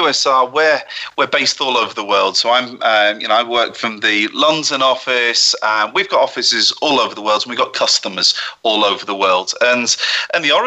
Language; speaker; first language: English; native; English